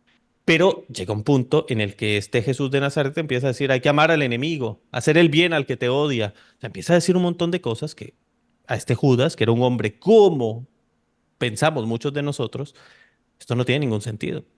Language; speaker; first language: Spanish; native; Spanish